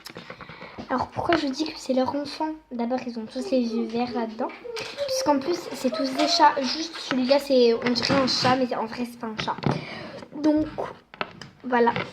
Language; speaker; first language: French; native; French